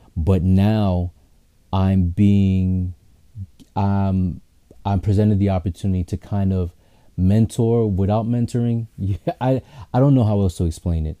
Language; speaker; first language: English; native; English